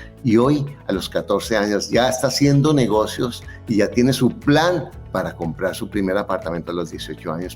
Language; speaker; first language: Spanish; native; Spanish